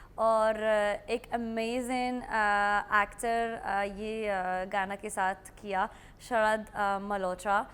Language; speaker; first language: Hindi; non-native, learner; Arabic